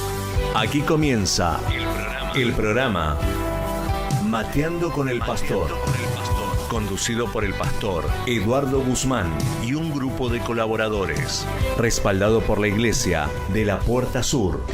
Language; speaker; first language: Spanish; native; Spanish